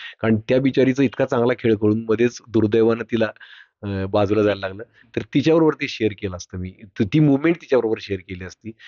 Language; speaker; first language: Marathi; native; Marathi